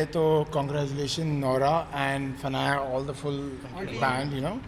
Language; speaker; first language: Hindi; native; Hindi